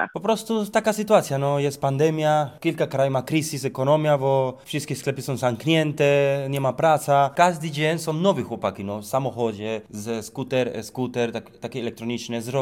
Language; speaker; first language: Polish; non-native, learner; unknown